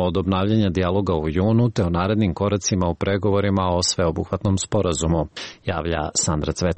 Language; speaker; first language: Croatian; native; Croatian